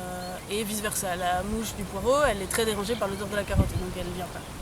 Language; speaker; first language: French; native; French